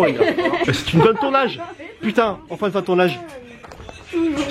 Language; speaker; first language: French; native; French